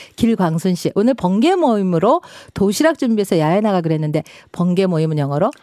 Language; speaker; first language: Korean; native; Korean